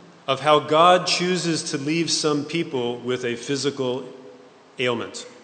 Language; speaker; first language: English; native; English